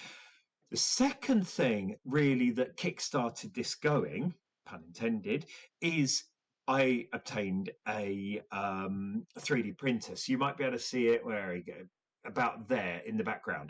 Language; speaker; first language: English; native; English